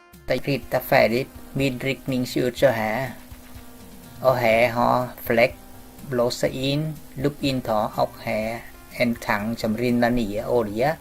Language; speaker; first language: Swedish; non-native, learner; Vietnamese